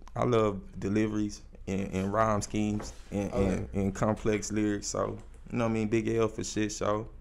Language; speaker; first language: English; native; English